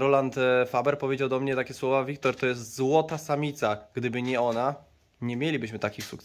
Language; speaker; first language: Polish; native; Polish